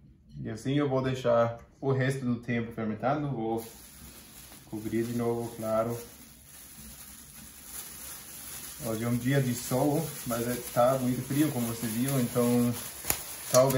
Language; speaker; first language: Portuguese; non-native, fluent; German